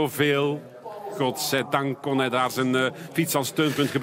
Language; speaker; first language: Dutch; native; Dutch